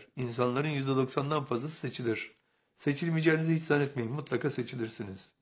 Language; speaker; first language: Turkish; native; Turkish